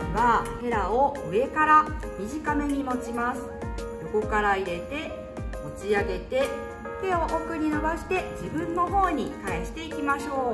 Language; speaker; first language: Japanese; native; Japanese